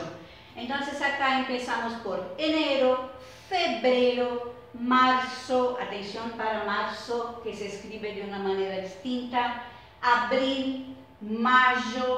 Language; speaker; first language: Spanish; non-native, fluent; Portuguese